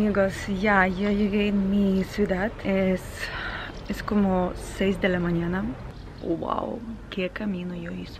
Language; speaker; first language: Spanish; non-native, fluent; Ukrainian